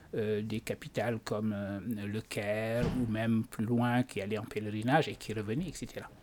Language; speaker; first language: French; non-native, local second language; Wolof